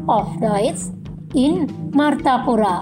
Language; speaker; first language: German; non-native, fluent; Indonesian